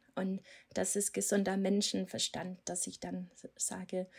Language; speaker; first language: German; non-native, fluent; Danish